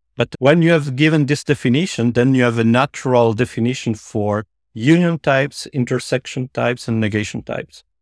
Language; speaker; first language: English; non-native, fluent; Italian